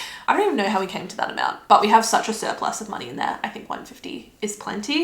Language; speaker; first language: English; native; English